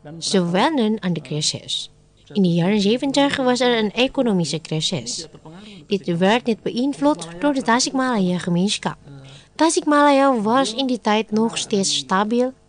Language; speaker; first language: Dutch; non-native, fluent; Indonesian